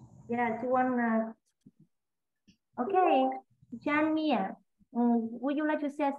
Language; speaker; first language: English; non-native, learner; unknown